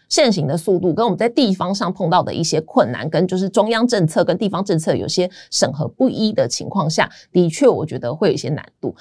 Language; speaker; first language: Chinese; native; Chinese